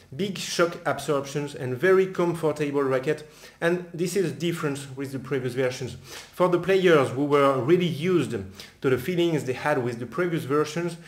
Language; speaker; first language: English; non-native, fluent; French